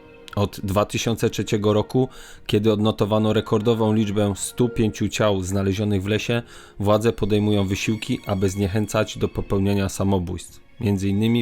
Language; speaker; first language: Polish; native; Polish